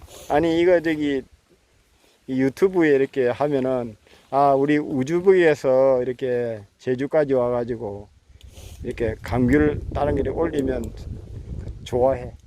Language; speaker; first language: Korean; native; Korean